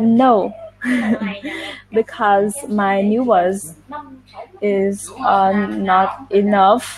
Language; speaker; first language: English; non-native, learner; Vietnamese